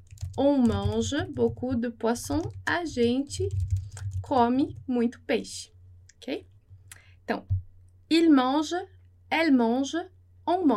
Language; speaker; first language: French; non-native, fluent; Portuguese